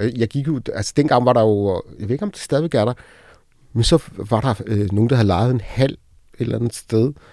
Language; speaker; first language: Danish; early bilingual, other home language; Arabic